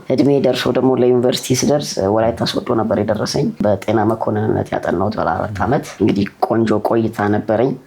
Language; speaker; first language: Amharic; native; Amharic